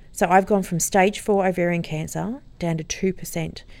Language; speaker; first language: English; native; English